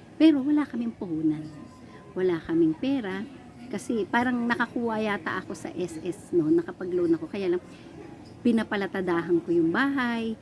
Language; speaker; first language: Filipino; non-native, local second language; Pampanga